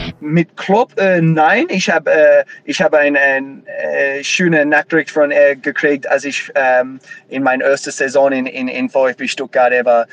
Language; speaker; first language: German; non-native, learner; English